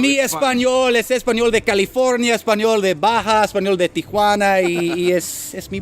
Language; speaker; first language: Spanish; non-native, learner; English